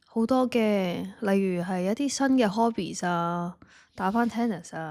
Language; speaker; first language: Cantonese; native; Cantonese